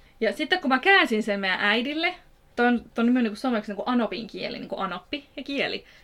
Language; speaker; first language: Finnish; early bilingual, other home language; Kurdish